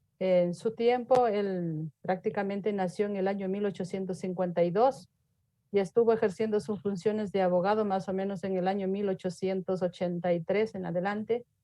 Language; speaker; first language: Spanish; native; Spanish